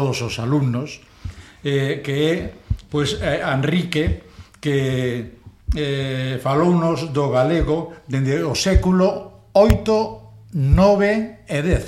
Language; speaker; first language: Galician; non-native, local second language; Spanish